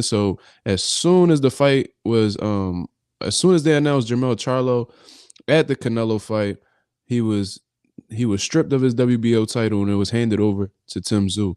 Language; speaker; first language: English; native; English